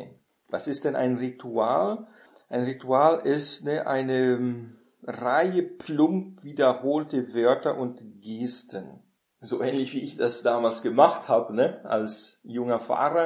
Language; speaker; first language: German; non-native, fluent; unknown